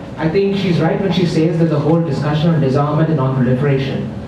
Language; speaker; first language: English; non-native, fluent; Persian